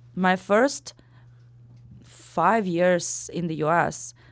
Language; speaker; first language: English; non-native, fluent; Ukrainian